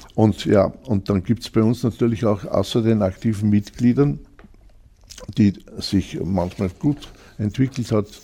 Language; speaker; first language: German; native; German